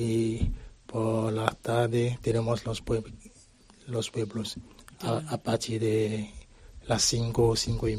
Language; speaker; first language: Spanish; non-native, learner; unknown